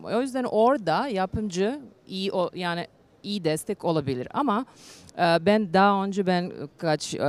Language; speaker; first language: Turkish; non-native, learner; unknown